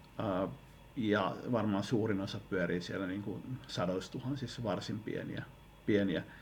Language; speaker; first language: Finnish; native; Finnish